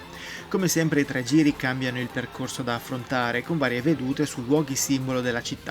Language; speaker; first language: Italian; native; Italian